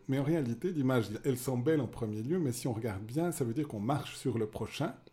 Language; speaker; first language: French; native; French